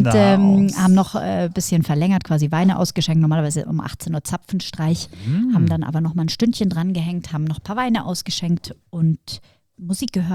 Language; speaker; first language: German; native; German